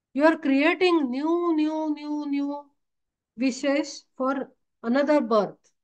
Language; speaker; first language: Hindi; non-native, local second language; Marathi